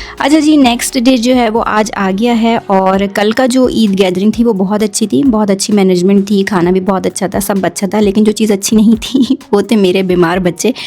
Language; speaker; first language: Urdu; native; Urdu